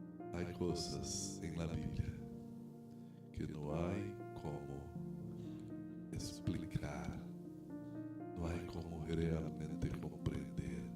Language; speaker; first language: Spanish; non-native, fluent; Portuguese